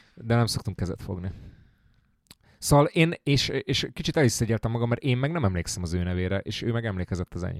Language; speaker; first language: Hungarian; native; Hungarian